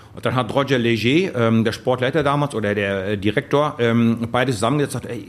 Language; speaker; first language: German; native; German